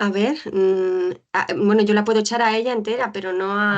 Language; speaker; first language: Spanish; native; Spanish